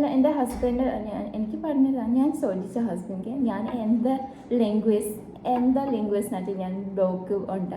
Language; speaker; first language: Malayalam; non-native, learner; Bodo